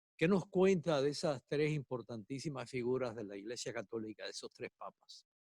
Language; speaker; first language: Spanish; native; Spanish